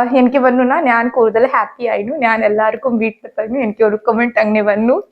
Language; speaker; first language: Malayalam; non-native, learner; Hindi